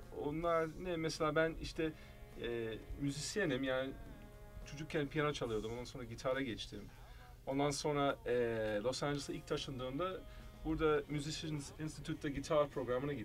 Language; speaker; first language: Turkish; early bilingual, heritage; Turkish